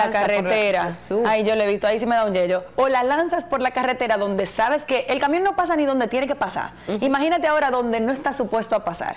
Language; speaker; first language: Spanish; native; Spanish